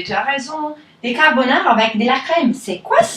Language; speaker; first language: French; non-native, learner; Italian